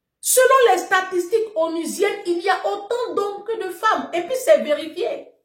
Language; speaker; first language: French; native; French